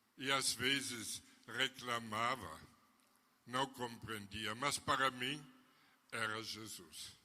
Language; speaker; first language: Portuguese; non-native, fluent; German